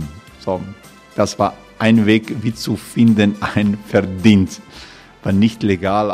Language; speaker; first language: German; non-native, learner; Croatian